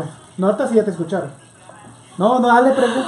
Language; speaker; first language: Spanish; native; Spanish